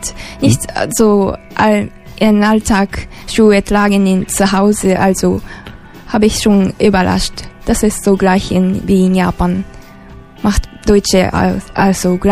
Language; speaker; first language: German; non-native, learner; Japanese